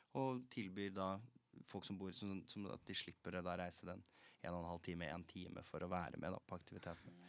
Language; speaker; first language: Norwegian; native; Norwegian